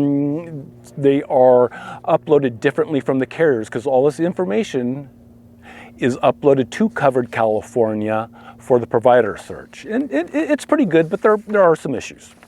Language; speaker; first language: English; native; English